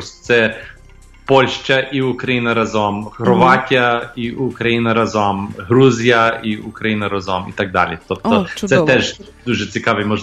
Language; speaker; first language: Ukrainian; early bilingual, heritage; English